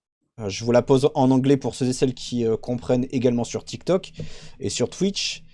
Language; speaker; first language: French; native; French